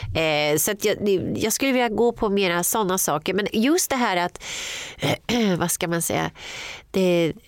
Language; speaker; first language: Swedish; native; Swedish